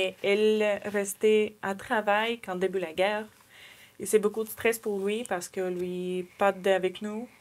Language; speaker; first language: French; non-native, learner; Ukrainian